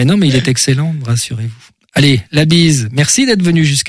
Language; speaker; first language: French; native; French